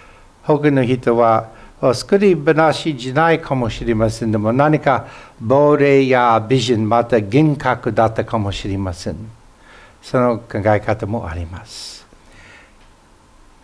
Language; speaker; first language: Japanese; non-native, fluent; English